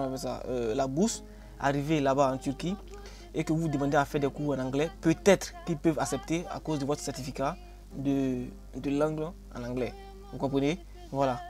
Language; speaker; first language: French; non-native, local second language; Akan